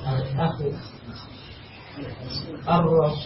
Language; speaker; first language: Arabic; non-native, learner; Indonesian